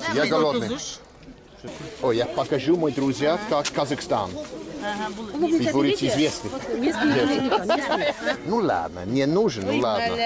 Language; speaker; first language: Russian; non-native, learner; English